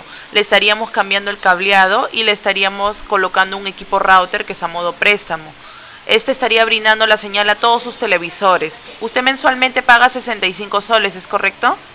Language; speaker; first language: Spanish; native; Spanish